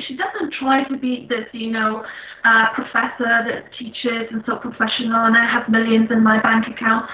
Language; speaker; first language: English; non-native, fluent; Polish